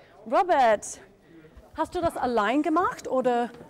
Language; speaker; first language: German; non-native, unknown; English